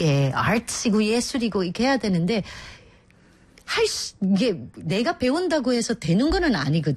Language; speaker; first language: Korean; native; Korean